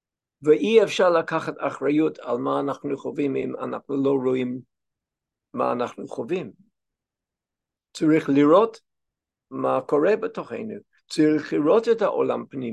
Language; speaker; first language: Hebrew; non-native, fluent; English